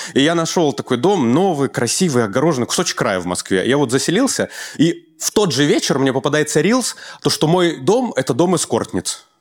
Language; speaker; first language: Russian; native; Russian